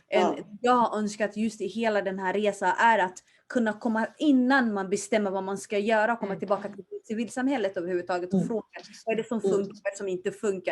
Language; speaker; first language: Swedish; early bilingual, other home language; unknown